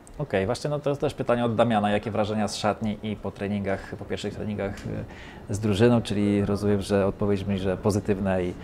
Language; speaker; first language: Polish; native; Polish